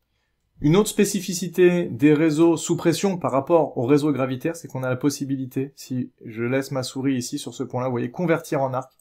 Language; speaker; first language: French; native; French